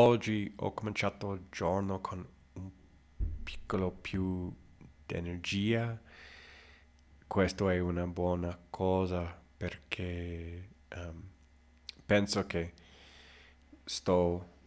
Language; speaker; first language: Italian; non-native, learner; English